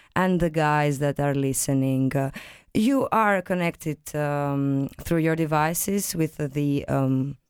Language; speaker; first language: English; non-native, fluent; Greek